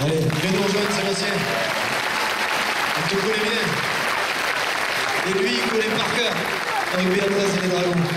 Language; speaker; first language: French; native; French